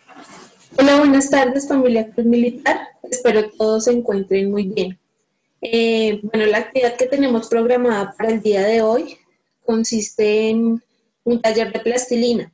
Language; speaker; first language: Spanish; native; Spanish